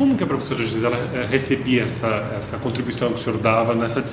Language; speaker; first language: Portuguese; native; Portuguese